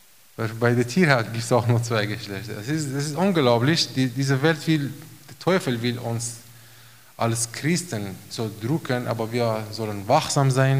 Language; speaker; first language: German; non-native, fluent; Romanian